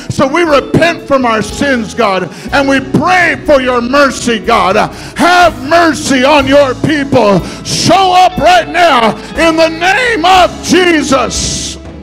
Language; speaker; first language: English; early bilingual, other home language; Spanish